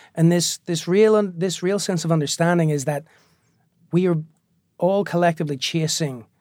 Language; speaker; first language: English; native; English